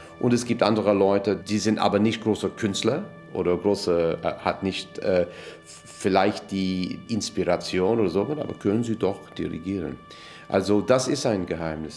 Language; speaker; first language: German; non-native, fluent; English